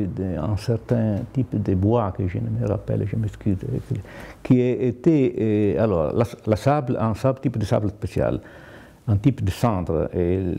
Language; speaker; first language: French; non-native, fluent; Italian